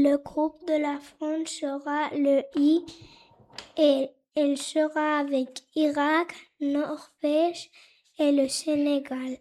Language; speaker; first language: French; non-native, learner; Spanish